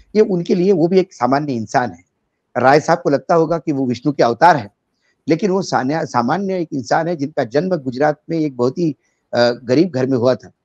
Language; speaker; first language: Hindi; non-native, local second language; Marathi